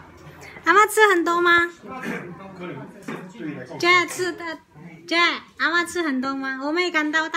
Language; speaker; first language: Chinese; non-native, learner; Filipino